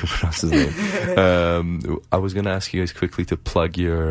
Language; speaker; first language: English; non-native, fluent; Persian